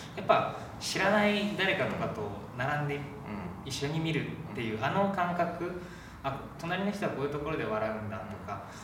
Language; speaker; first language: Japanese; native; Japanese